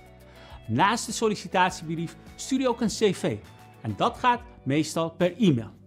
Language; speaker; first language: Dutch; non-native, fluent; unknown